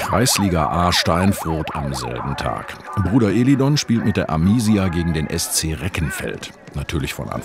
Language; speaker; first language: German; native; German